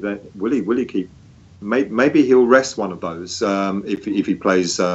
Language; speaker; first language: English; native; English